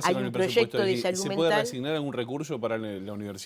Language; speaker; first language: Spanish; native; Spanish